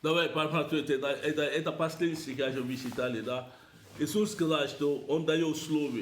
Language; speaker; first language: Russian; non-native, learner; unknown